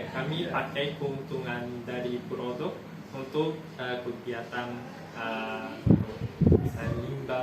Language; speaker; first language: Indonesian; non-native, fluent; Japanese